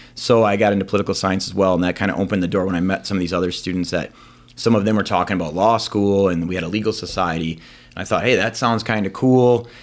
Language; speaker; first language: English; native; English